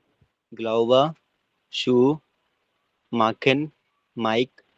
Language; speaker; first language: German; non-native, learner; Hindi